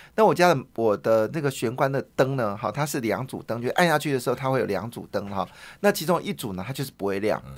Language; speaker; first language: Chinese; native; Chinese